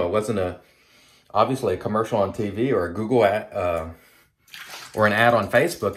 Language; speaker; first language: English; native; English